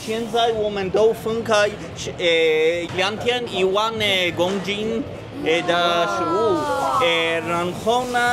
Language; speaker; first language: Chinese; non-native, learner; Hebrew